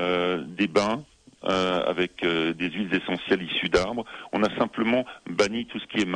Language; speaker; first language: French; native; French